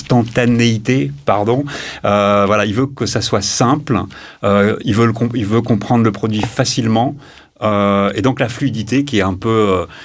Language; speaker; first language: French; native; French